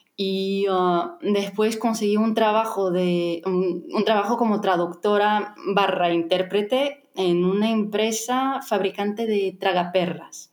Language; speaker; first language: Spanish; non-native, fluent; Russian